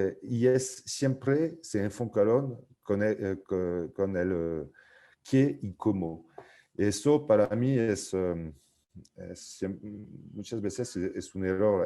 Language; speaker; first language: Spanish; non-native, fluent; French